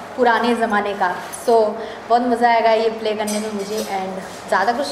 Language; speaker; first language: Hindi; native; Hindi